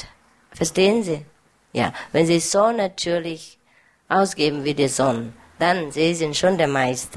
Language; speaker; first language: German; non-native, fluent; Vietnamese